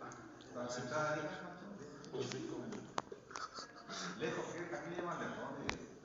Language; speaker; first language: Spanish; native; Spanish